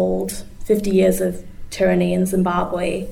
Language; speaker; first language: English; native; English